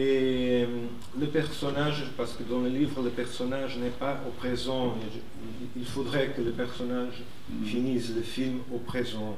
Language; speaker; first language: French; non-native, fluent; Portuguese